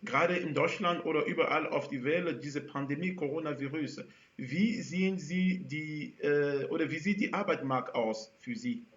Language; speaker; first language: German; non-native, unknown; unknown